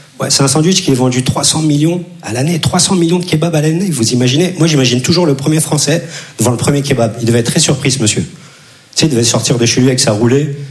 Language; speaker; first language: French; early bilingual, other home language; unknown